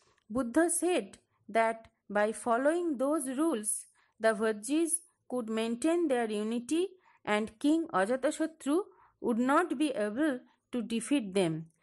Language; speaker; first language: English; non-native, local second language; Bangla